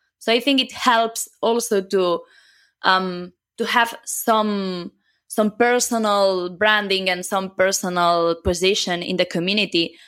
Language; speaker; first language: English; non-native, fluent; Catalan